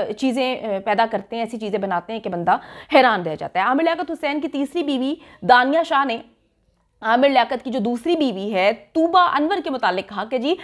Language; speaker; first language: Urdu; native; Urdu